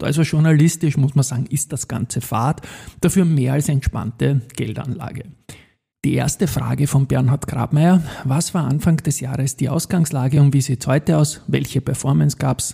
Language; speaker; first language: German; native; German